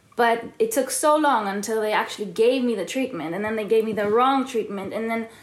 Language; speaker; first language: English; early bilingual, heritage; Hebrew